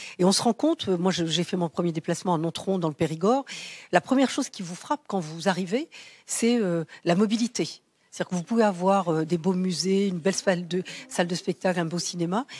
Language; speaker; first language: French; native; French